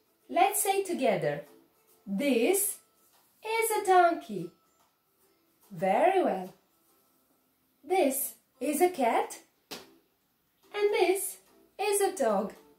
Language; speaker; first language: English; non-native, fluent; Romanian